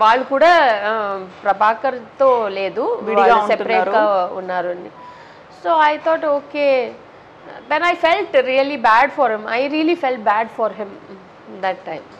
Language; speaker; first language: Telugu; non-native, learner; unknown